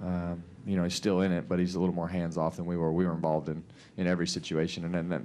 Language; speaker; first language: English; native; English